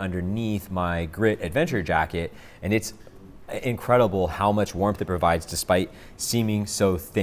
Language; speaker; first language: English; native; English